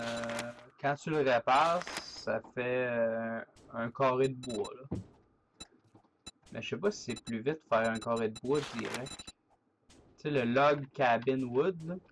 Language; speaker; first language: French; native; French